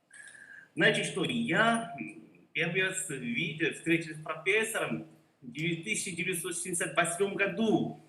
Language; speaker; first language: Russian; non-native, learner; Korean